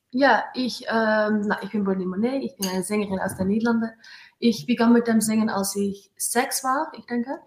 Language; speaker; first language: German; non-native, learner; Dutch